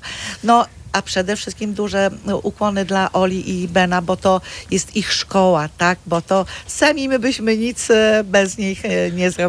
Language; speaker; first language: Polish; non-native, local second language; Kashubian